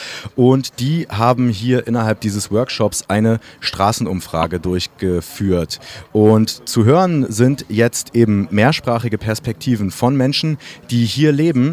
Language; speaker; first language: German; native; German